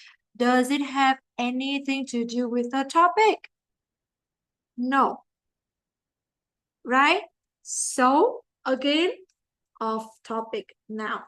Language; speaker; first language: English; non-native, fluent; Vietnamese